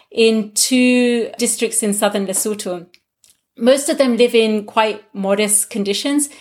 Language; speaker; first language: English; non-native, local second language; Gujarati